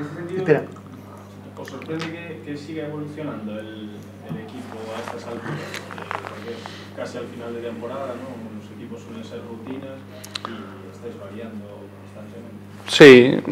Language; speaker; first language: Spanish; native; Spanish